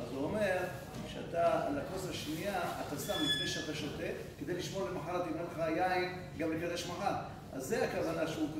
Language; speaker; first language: Hebrew; native; Hebrew